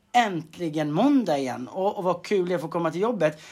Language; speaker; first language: Swedish; native; Swedish